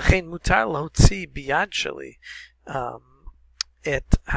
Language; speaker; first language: Hebrew; non-native, fluent; English